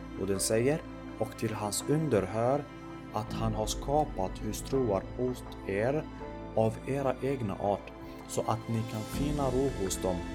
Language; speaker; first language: Swedish; early bilingual, other home language; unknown